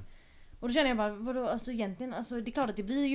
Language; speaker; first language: Swedish; native; Swedish